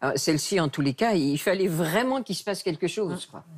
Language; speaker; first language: French; native; French